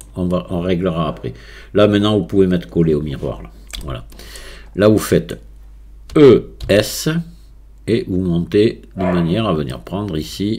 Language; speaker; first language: French; native; French